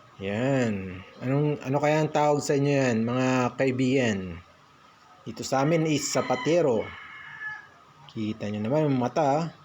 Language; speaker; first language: Filipino; non-native, local second language; Pangasinan